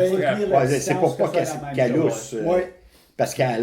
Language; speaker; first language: French; native; French